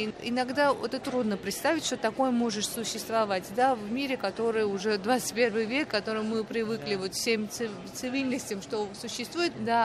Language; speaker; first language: Russian; non-native, fluent; Georgian